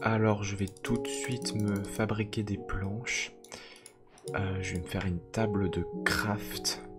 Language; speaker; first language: French; native; French